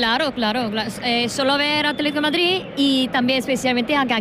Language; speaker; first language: Spanish; non-native, learner; Korean